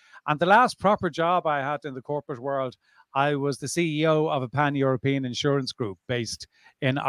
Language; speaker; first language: English; native; English